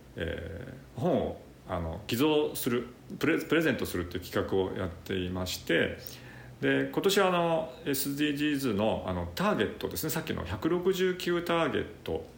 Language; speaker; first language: Japanese; native; Japanese